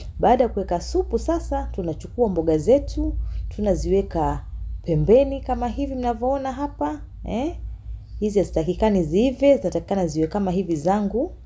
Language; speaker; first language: Swahili; native; Swahili